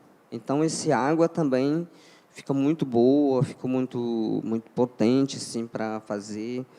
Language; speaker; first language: Portuguese; non-native, local second language; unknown